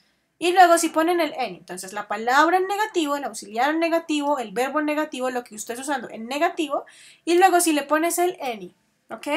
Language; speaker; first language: Spanish; native; Spanish